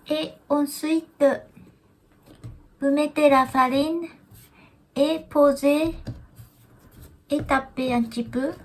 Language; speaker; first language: French; non-native, learner; Japanese